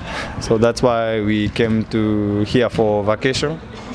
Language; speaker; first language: English; non-native, learner; Japanese